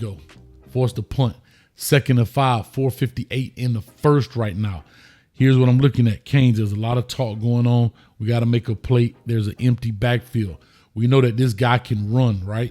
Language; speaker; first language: English; native; English